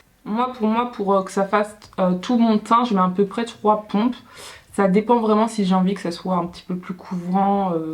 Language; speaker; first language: French; native; French